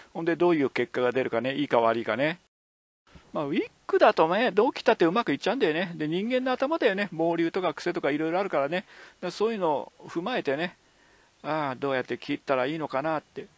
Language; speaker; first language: Japanese; native; Japanese